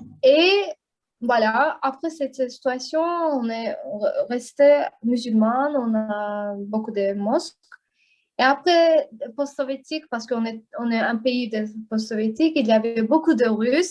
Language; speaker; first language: French; non-native, learner; Azerbaijani